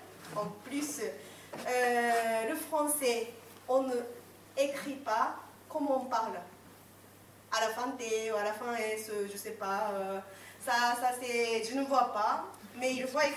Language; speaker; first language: French; non-native, fluent; Japanese